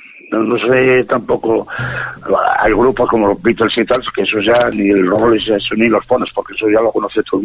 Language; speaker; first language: Spanish; native; Spanish